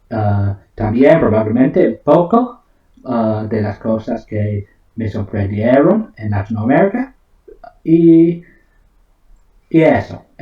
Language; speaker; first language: Spanish; non-native, fluent; English